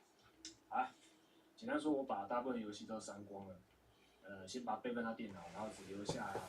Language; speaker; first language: Chinese; native; Chinese